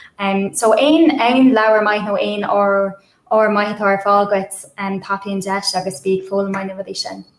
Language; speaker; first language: Irish; non-native, local second language; English